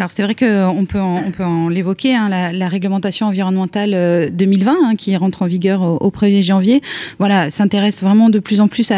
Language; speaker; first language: French; native; French